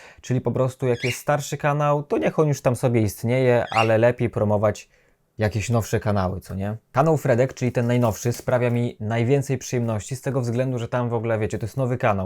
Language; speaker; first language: Polish; native; Polish